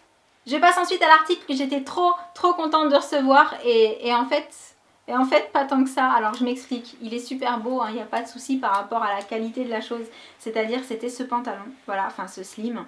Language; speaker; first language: French; native; French